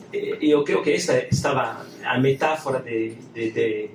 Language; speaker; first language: Portuguese; non-native, learner; French